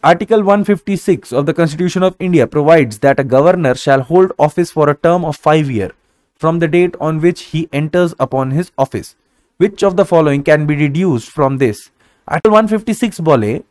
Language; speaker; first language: English; non-native, local second language; Bangla